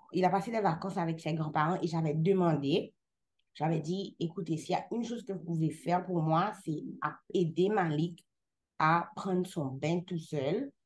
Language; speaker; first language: French; non-native, local second language; Haitian Creole